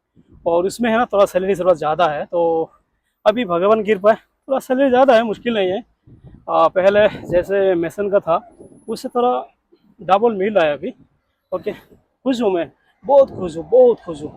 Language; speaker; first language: Hindi; non-native, local second language; Rangpuri